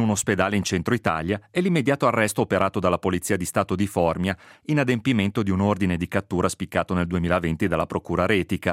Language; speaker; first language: Italian; native; Italian